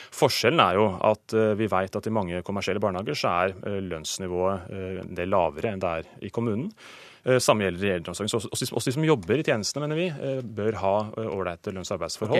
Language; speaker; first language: Norwegian; native; Norwegian